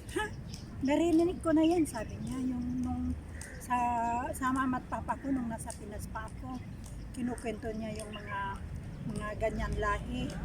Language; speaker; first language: Filipino; non-native, local second language; Iloko